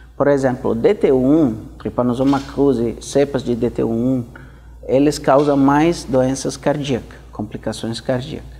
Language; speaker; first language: Portuguese; non-native, fluent; Italian